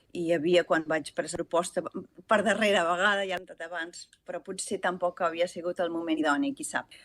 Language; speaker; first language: Catalan; native; Catalan